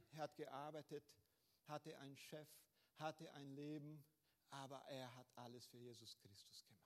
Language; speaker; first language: German; non-native, fluent; Portuguese